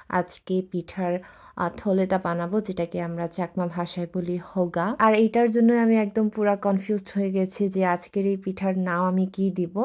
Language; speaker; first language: Bangla; non-native, local second language; Chakma